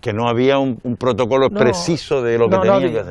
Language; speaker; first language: Spanish; native; Spanish